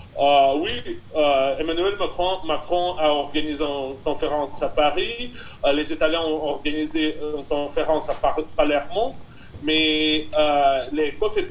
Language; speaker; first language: French; non-native, fluent; Russian